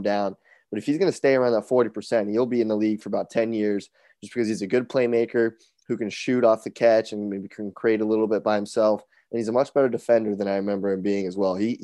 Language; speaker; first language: English; native; English